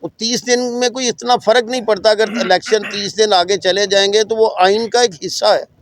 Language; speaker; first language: Urdu; non-native, local second language; Punjabi